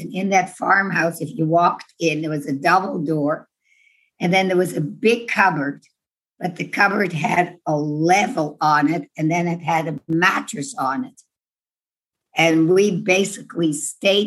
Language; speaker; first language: English; non-native, fluent; Dutch